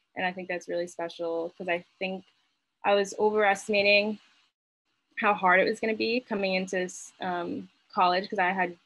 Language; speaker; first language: English; native; English